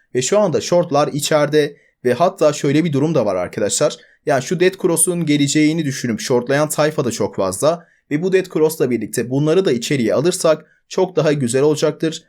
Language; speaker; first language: Turkish; native; Turkish